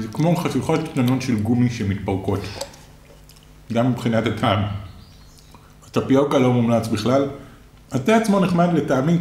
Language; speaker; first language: Hebrew; native; Hebrew